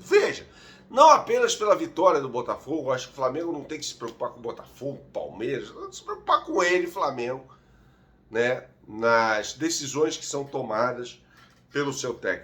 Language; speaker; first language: Portuguese; native; Portuguese